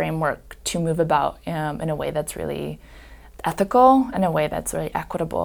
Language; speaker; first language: English; native; English